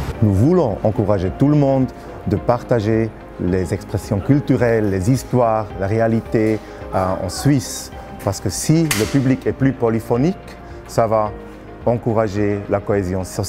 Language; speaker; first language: French; non-native, local second language; German